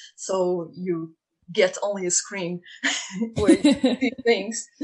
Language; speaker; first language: English; non-native, fluent; Portuguese